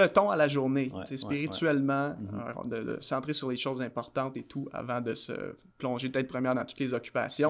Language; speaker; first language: French; native; French